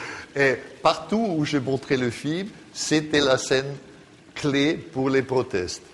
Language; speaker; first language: French; non-native, fluent; German